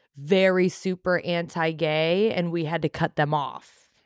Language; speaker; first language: English; native; English